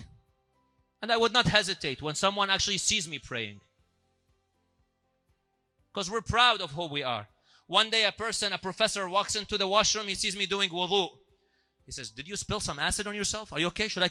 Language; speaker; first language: English; native; English